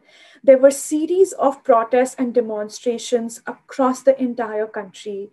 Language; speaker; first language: English; non-native, local second language; Hindi